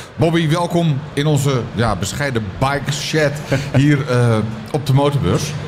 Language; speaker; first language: Dutch; native; Dutch